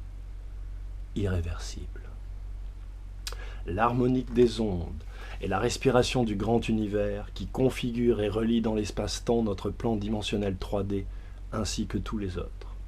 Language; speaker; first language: French; native; French